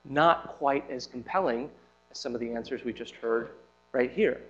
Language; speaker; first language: English; native; English